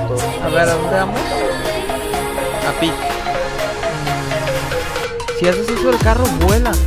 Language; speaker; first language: Spanish; native; Spanish